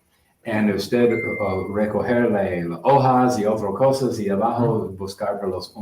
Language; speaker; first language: Spanish; non-native, learner; English